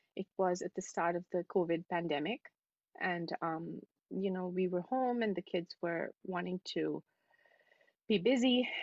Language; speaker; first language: English; non-native, local second language; Hindi